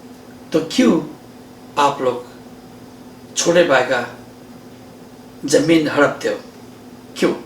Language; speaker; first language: Hindi; non-native, learner; Nepali